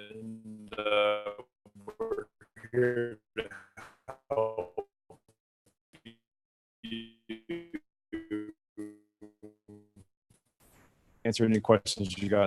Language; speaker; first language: English; native; English